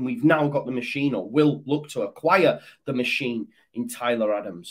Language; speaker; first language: English; native; English